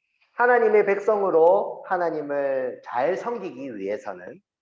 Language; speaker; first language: Korean; native; Korean